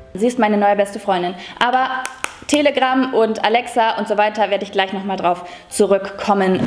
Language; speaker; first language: German; native; German